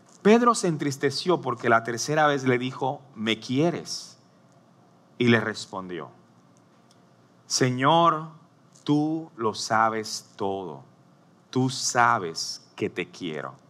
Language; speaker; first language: Spanish; native; Spanish